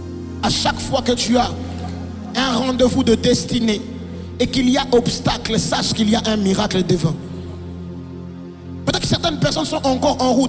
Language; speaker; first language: French; non-native, local second language; Lingala